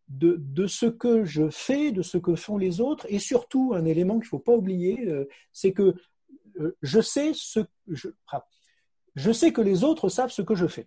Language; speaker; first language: French; native; French